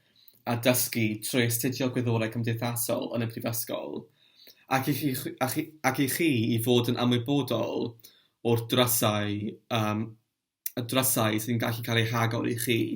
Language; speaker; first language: Welsh; non-native, local second language; English